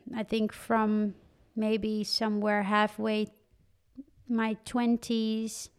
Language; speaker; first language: English; non-native, fluent; Dutch